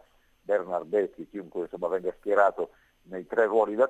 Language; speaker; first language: Italian; native; Italian